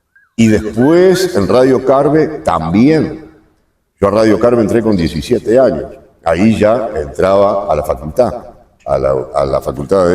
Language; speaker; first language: Spanish; native; Spanish